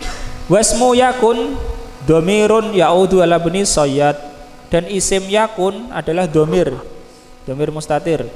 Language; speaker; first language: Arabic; non-native, fluent; Indonesian